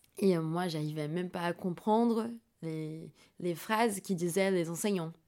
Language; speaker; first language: French; non-native, fluent; Portuguese